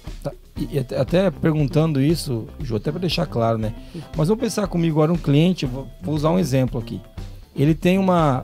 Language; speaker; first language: Portuguese; native; Portuguese